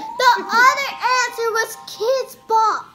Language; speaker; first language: English; native; English